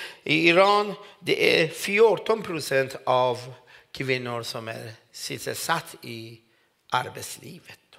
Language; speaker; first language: Swedish; non-native, fluent; Persian